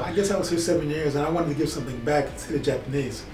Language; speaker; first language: English; native; English